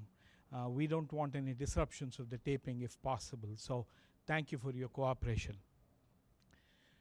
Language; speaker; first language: English; non-native, local second language; Kannada